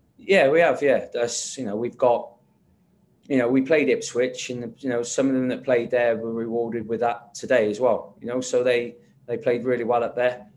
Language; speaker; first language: English; native; English